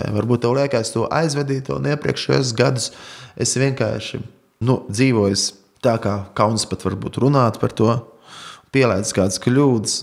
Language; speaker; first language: Latvian; native; Latvian